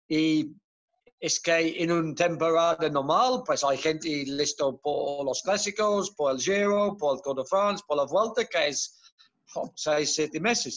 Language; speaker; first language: Spanish; non-native, fluent; Dutch